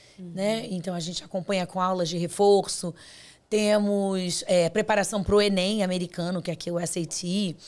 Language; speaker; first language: Portuguese; native; Portuguese